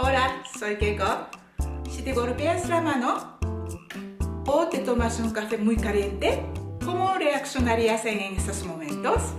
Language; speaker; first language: Spanish; non-native, fluent; Japanese